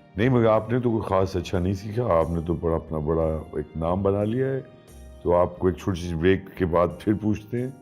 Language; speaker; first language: Urdu; native; Urdu